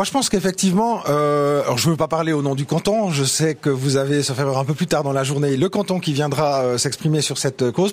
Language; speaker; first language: French; native; French